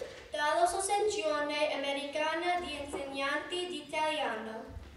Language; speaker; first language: Italian; non-native, learner; English